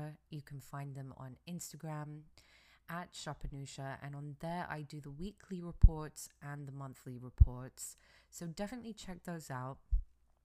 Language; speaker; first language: English; native; English